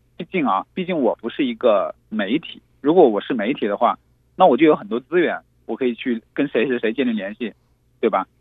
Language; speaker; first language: Chinese; native; Chinese